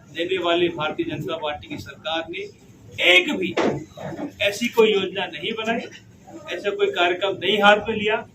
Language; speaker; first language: Hindi; native; Hindi